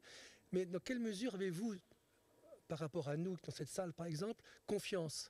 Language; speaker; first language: French; native; French